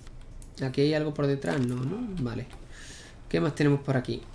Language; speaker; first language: Spanish; native; Spanish